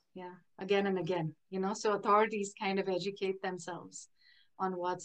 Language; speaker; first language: English; non-native, local second language; Tamil